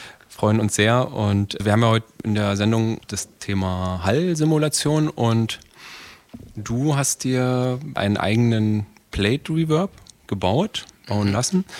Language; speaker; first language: German; native; German